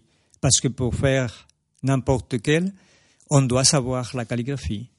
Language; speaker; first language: French; non-native, fluent; Spanish